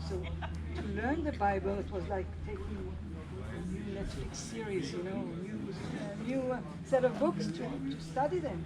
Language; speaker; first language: English; non-native, fluent; Hebrew